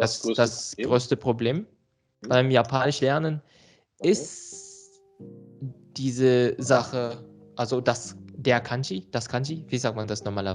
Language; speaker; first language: German; non-native, learner; Indonesian